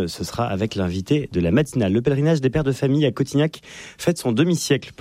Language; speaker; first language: French; native; French